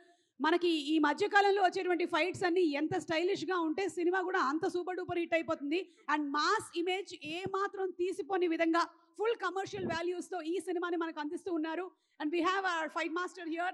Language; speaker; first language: Telugu; native; Telugu